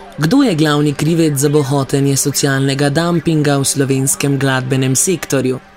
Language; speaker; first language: Slovenian; native; Slovenian